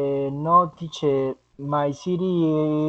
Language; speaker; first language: English; non-native, learner; Spanish